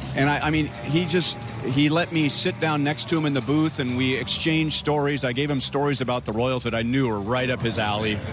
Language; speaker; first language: English; native; English